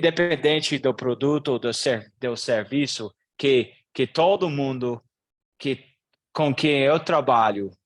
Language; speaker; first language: Portuguese; non-native, learner; English